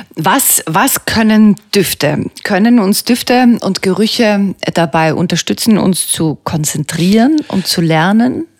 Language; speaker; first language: German; native; German